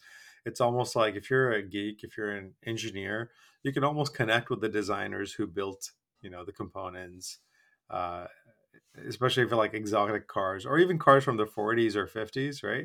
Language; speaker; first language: English; non-native, local second language; Bangla